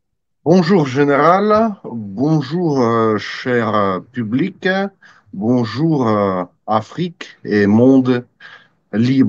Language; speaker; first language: French; non-native, fluent; Russian